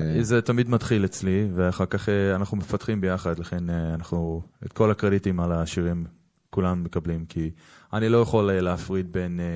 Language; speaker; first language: Hebrew; non-native, fluent; English